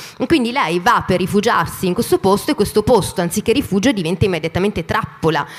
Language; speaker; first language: Italian; native; Italian